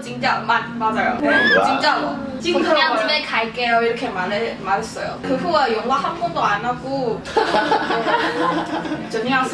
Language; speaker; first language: Korean; non-native, fluent; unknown